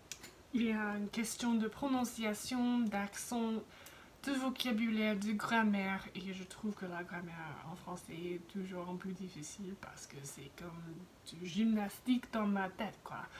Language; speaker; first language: French; non-native, fluent; English